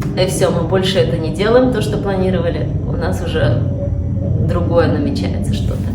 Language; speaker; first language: Russian; native; Russian